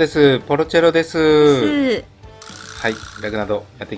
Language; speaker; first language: Japanese; native; Japanese